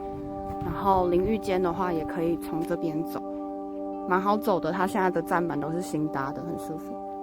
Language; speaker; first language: Chinese; native; Chinese